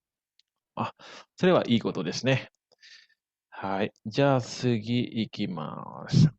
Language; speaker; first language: Japanese; non-native, fluent; Indonesian